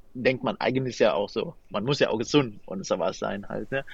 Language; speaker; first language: German; non-native, fluent; Indonesian